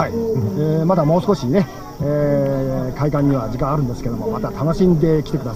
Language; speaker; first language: Japanese; native; Japanese